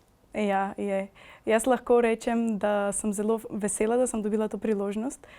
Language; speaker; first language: Slovenian; non-native, fluent; Macedonian